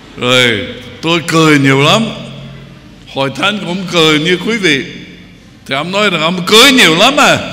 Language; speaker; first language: Vietnamese; non-native, fluent; English